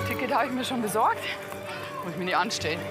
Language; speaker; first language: German; native; German